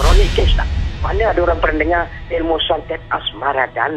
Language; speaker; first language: Malay; native; Malay